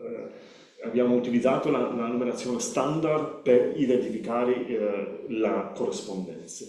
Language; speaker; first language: Italian; non-native, learner; Spanish